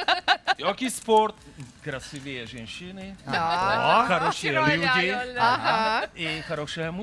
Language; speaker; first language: Russian; non-native, learner; Czech